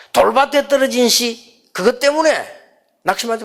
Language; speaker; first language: Korean; native; Korean